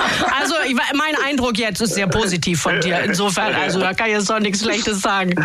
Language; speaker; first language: German; native; German